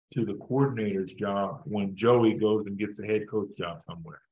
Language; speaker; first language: English; native; English